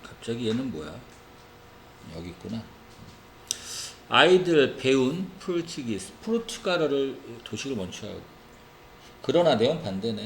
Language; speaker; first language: Korean; native; Korean